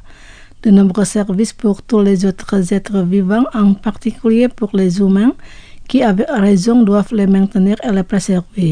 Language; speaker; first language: French; non-native, fluent; Indonesian